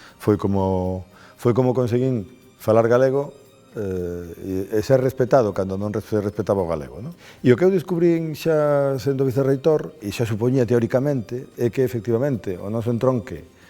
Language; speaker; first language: Galician; non-native, local second language; Spanish